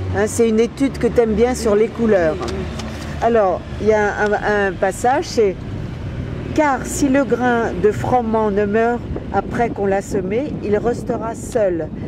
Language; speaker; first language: French; native; French